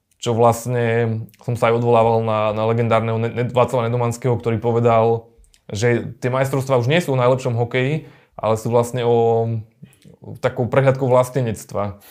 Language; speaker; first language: Slovak; native; Slovak